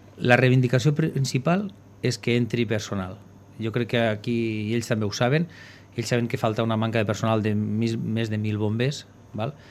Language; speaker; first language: Catalan; native; Catalan